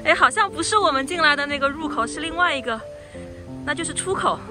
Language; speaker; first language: Chinese; native; Chinese